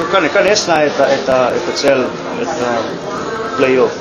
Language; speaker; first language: Russian; non-native, learner; Finnish